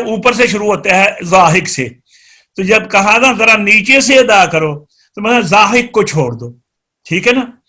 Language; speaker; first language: Urdu; non-native, local second language; Punjabi